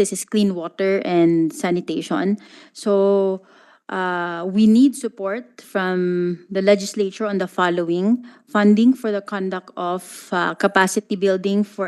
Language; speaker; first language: English; non-native, local second language; Filipino